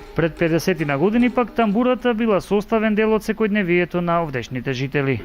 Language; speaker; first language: Macedonian; native; Macedonian